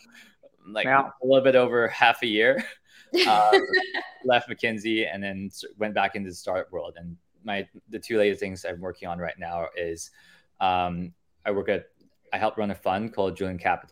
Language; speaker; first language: English; non-native, local second language; Filipino